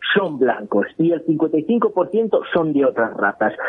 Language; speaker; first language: Spanish; native; Spanish